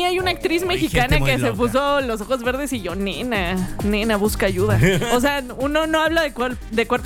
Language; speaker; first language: Spanish; native; Spanish